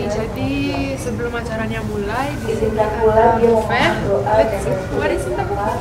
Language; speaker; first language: Indonesian; non-native, fluent; Romanian